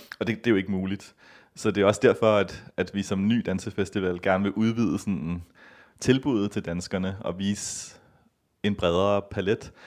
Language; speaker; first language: Danish; native; Danish